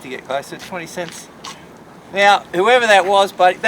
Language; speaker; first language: English; native; English